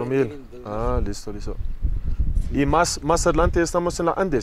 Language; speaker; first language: Spanish; non-native, learner; English